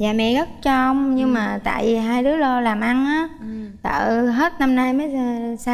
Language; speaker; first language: Vietnamese; native; Vietnamese